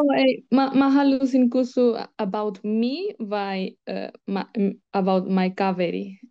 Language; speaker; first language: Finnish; non-native, learner; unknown